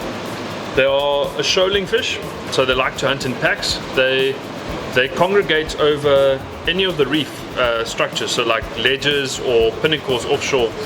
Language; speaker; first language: English; native; English